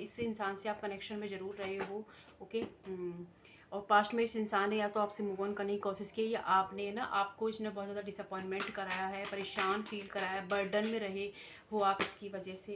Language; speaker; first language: Hindi; native; Hindi